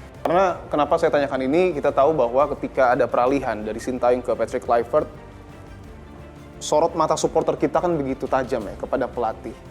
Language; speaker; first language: Indonesian; native; Indonesian